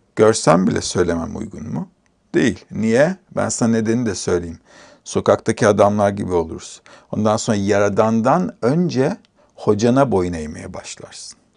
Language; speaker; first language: Turkish; native; Turkish